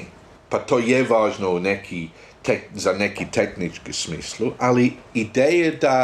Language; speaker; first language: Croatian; non-native, fluent; English